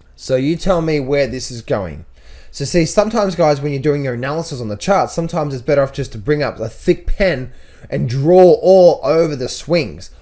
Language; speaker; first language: English; native; English